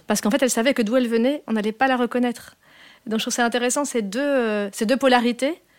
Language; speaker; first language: French; native; French